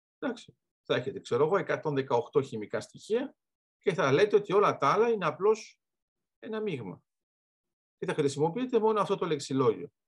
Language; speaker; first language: Greek; early bilingual, heritage; Greek